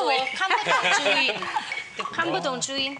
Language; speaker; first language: Chinese; non-native, fluent; Thai